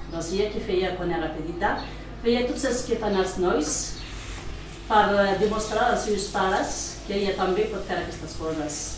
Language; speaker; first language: Catalan; non-native, fluent; Kabyle